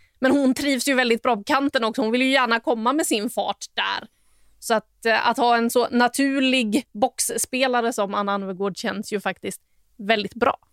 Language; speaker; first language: Swedish; native; Swedish